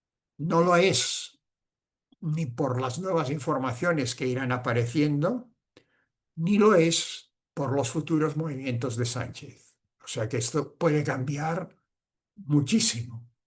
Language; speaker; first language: Spanish; non-native, local second language; Catalan